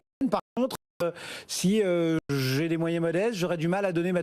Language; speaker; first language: French; native; French